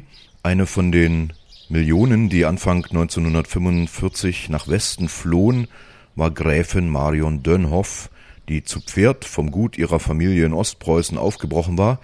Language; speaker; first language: German; native; German